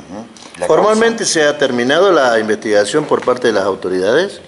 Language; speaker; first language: Spanish; native; Spanish